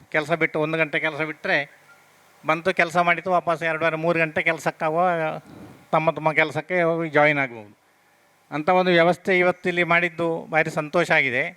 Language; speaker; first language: Kannada; native; Kannada